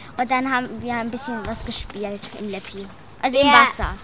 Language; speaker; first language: German; non-native, local second language; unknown